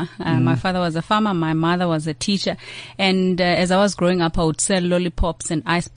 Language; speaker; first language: English; non-native, local second language; Xhosa